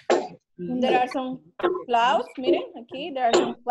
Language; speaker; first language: English; non-native, learner; Spanish